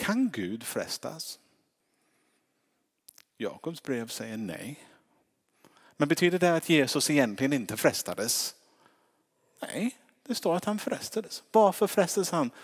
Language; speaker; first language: Swedish; non-native, fluent; English